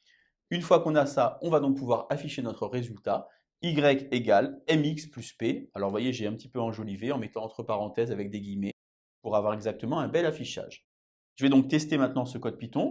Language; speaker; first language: French; native; French